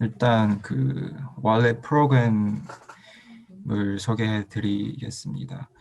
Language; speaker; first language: Korean; non-native, fluent; Chinese